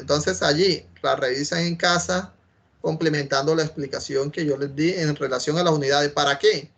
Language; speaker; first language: Spanish; native; Spanish